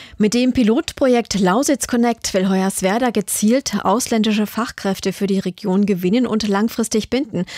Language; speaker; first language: German; native; German